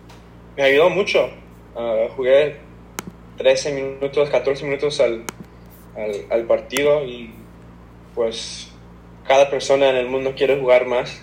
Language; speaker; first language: Spanish; early bilingual, heritage; Spanish